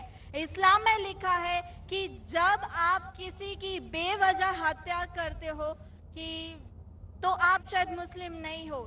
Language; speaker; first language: Hindi; native; Hindi